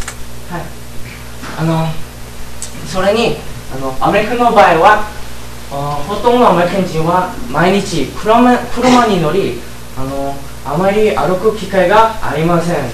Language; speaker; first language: Japanese; non-native, learner; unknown